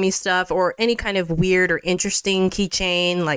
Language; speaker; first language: English; native; English